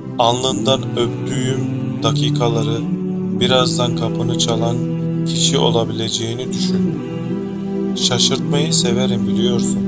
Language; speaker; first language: Turkish; native; Turkish